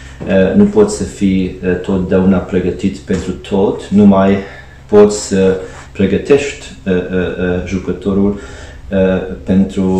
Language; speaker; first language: Romanian; non-native, fluent; Hungarian